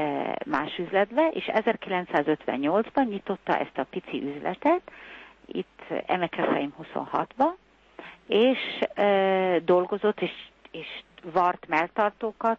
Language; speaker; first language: Hungarian; early bilingual, heritage; Hungarian